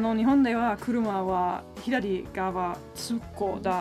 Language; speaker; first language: Japanese; non-native, learner; German